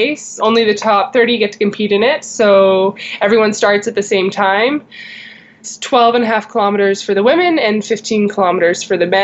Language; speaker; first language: English; native; English